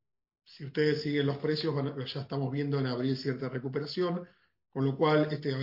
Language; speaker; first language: Spanish; native; Spanish